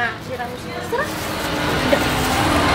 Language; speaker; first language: Indonesian; native; Indonesian